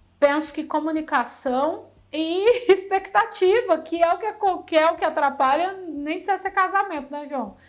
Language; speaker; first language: Portuguese; native; Portuguese